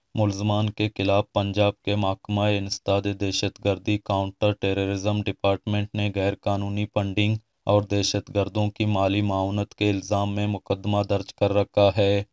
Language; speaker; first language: Urdu; non-native, local second language; Baluchi